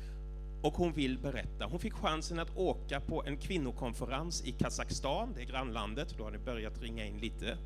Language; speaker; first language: Swedish; native; Swedish